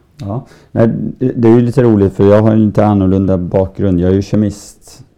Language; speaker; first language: Swedish; early bilingual, other home language; Persian